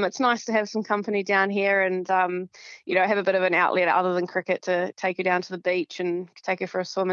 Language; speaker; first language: English; native; English